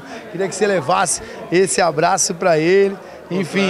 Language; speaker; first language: Portuguese; native; Portuguese